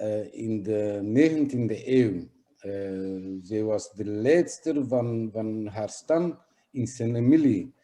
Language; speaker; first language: Dutch; non-native, fluent; Kurdish